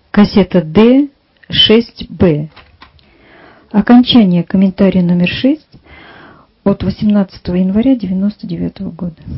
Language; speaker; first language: Russian; native; Russian